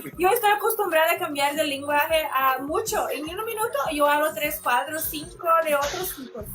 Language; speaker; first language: Spanish; non-native, learner; Portuguese